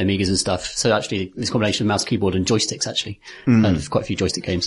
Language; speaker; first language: English; native; English